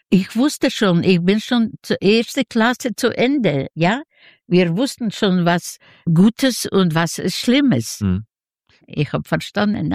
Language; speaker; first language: German; non-native, learner; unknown